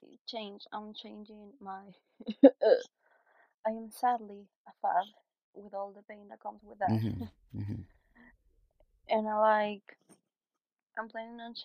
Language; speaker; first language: English; non-native, fluent; Spanish